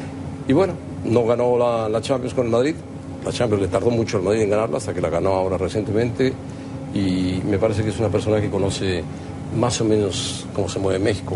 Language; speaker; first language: Spanish; native; Spanish